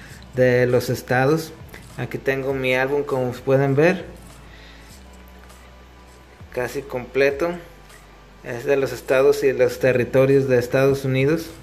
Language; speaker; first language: Spanish; native; Spanish